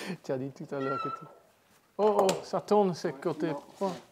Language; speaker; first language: French; non-native, fluent; English